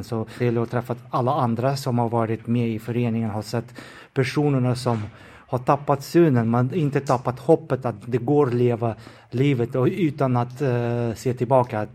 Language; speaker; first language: Swedish; non-native, fluent; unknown